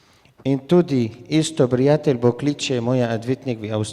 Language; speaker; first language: Slovenian; non-native, learner; Arabic